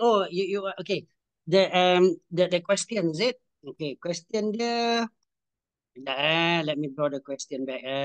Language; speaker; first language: English; non-native, local second language; Malay